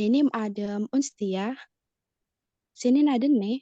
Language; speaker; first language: Turkish; non-native, learner; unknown